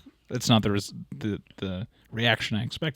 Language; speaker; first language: English; native; English